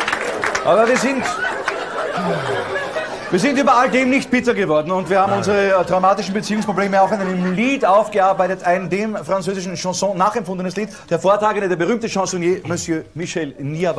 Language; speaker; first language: German; native; German